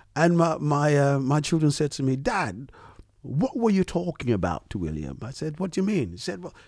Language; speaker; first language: English; early bilingual, other home language; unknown